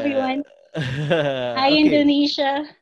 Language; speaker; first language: English; non-native, local second language; Filipino